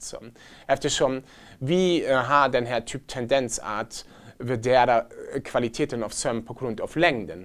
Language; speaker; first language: Swedish; non-native, fluent; German